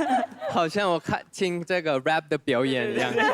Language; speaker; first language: Chinese; non-native, fluent; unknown